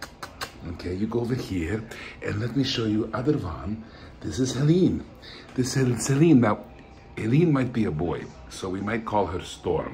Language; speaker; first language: English; non-native, fluent; Hungarian